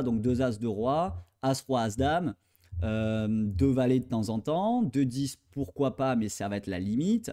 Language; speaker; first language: French; native; French